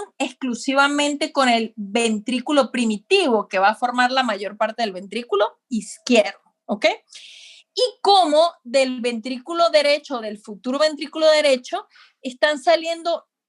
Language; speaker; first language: Spanish; native; Spanish